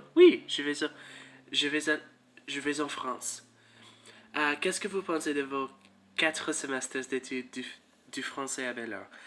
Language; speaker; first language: French; non-native, learner; English